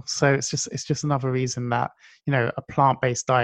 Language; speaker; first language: English; native; English